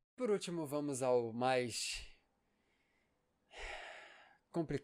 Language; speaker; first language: Portuguese; native; Portuguese